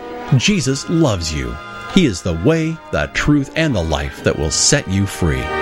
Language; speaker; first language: English; native; English